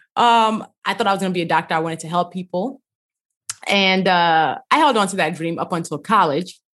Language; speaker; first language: English; early bilingual, other home language; Yoruba